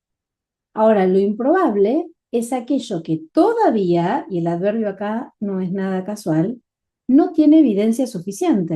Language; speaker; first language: Spanish; native; Spanish